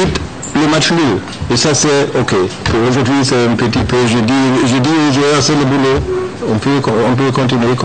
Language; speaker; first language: French; non-native, fluent; German